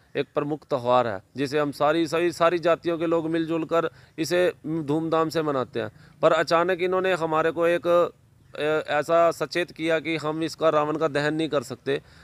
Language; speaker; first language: Hindi; native; Hindi